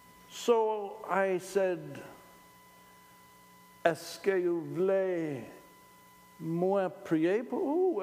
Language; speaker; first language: French; non-native, learner; English